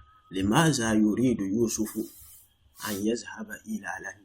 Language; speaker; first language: Arabic; non-native, fluent; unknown